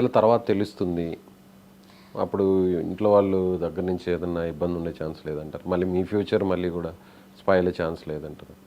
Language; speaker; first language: Telugu; native; Telugu